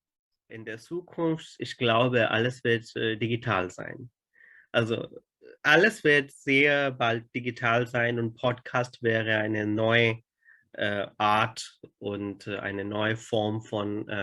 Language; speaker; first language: German; non-native, fluent; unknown